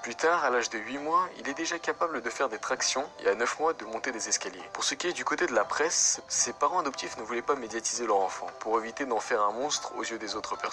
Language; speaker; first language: French; native; French